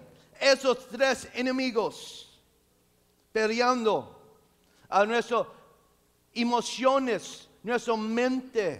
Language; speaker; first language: Spanish; non-native, local second language; English